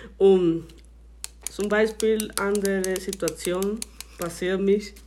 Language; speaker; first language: German; non-native, learner; Spanish